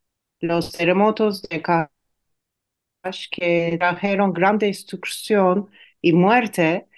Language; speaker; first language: Spanish; non-native, fluent; Turkish